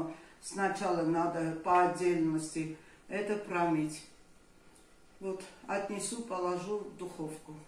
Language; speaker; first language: Russian; non-native, fluent; Armenian